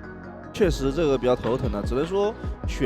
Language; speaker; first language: Chinese; native; Chinese